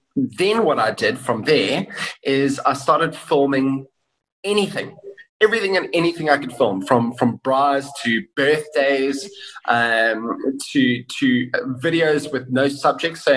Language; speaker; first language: English; native; English